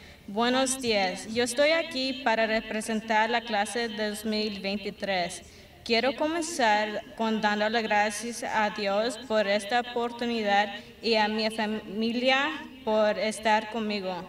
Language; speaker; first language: Spanish; early bilingual, heritage; Spanish